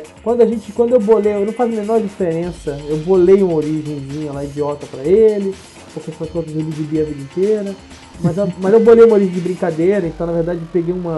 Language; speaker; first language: Portuguese; native; Portuguese